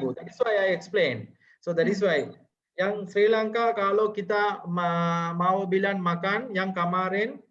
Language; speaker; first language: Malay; non-native, learner; Sinhala